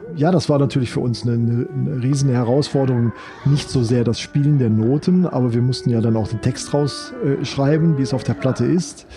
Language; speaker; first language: German; native; German